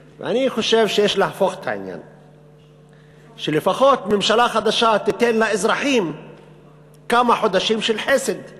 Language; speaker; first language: Hebrew; non-native, local second language; Arabic